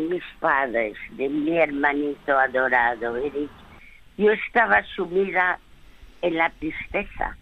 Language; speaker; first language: Spanish; early bilingual, other home language; French